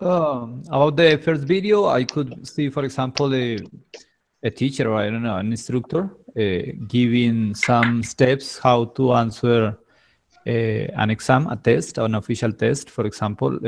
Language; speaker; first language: English; non-native, learner; Spanish